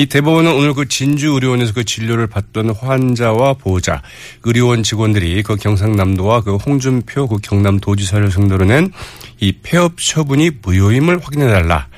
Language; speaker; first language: Korean; native; Korean